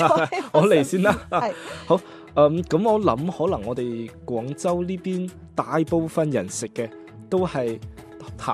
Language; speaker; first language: Cantonese; native; Cantonese